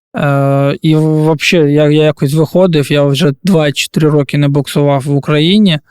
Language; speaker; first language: Ukrainian; non-native, local second language; Russian